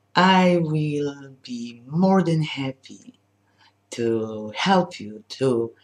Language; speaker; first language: English; non-native, fluent; Polish